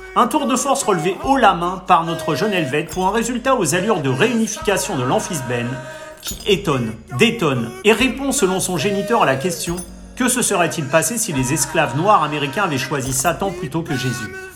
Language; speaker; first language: French; native; French